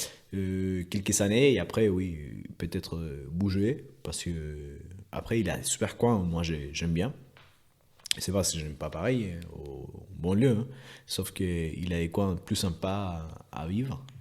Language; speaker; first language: French; non-native, fluent; Spanish